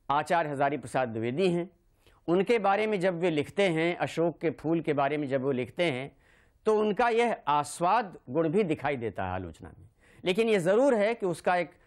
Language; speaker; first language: Hindi; native; Hindi